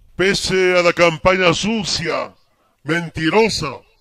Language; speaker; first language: Spanish; native; Spanish